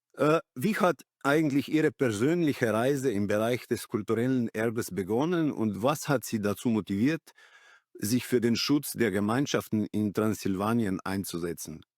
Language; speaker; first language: German; non-native, fluent; Slovenian